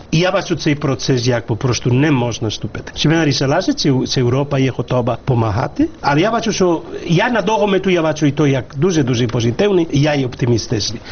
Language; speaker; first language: Ukrainian; non-native, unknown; Spanish